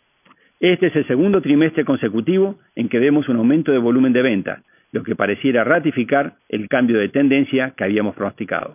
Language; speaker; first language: Spanish; native; Spanish